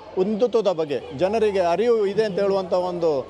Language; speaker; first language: Kannada; native; Kannada